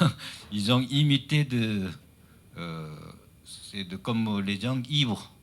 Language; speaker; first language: French; non-native, learner; Chinese